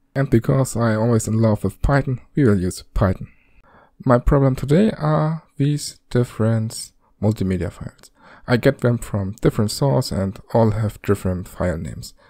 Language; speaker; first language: English; non-native, fluent; German